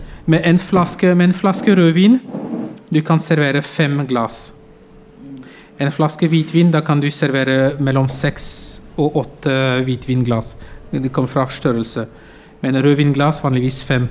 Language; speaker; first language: Norwegian; non-native, fluent; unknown